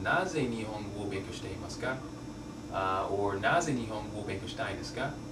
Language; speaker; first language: Japanese; non-native, learner; English